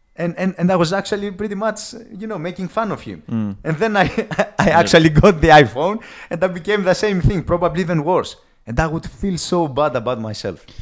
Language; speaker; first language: English; non-native, fluent; Greek